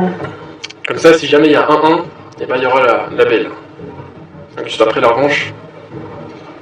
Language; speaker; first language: French; native; French